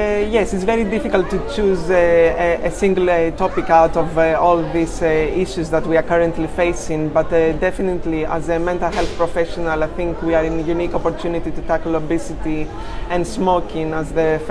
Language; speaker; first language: English; non-native, fluent; Greek